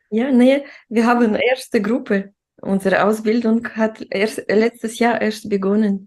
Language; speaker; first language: German; non-native, fluent; Russian